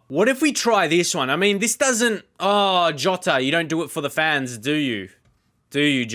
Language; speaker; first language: English; native; English